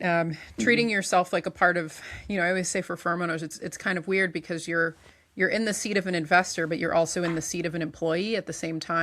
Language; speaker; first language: English; native; English